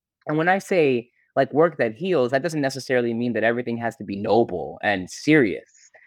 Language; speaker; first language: English; native; English